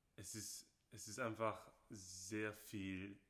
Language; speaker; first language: German; non-native, fluent; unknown